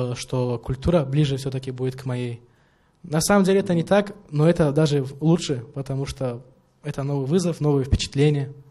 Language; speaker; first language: Russian; non-native, local second language; Tajik